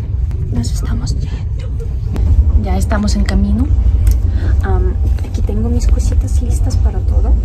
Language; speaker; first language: Spanish; non-native, fluent; Russian